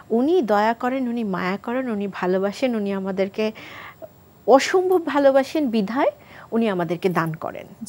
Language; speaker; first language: Bangla; native; Bangla